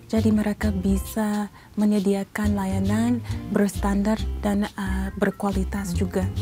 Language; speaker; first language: Indonesian; non-native, fluent; English